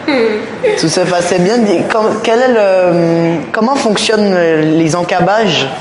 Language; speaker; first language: French; native; French